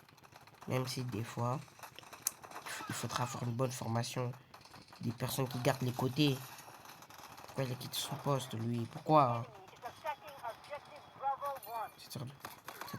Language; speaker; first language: French; native; French